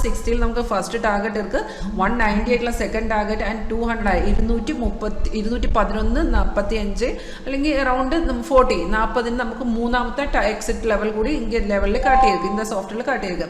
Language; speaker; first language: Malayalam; non-native, fluent; Tamil